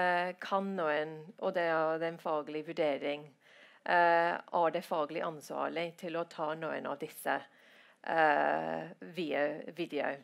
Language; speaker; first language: Norwegian; non-native, fluent; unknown